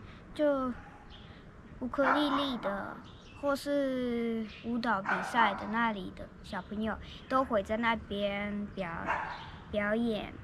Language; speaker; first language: Chinese; early bilingual, other home language; Russian